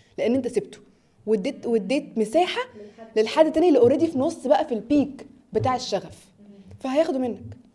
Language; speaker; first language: Egyptian Arabic; early bilingual, heritage; Arabic